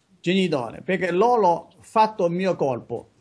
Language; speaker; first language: Italian; non-native, learner; Chinese